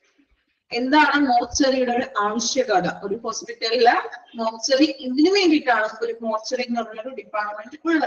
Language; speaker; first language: Malayalam; native; Malayalam